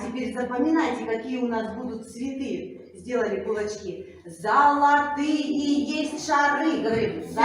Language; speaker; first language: Russian; native; Russian